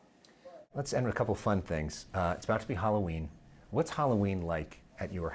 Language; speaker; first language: English; native; English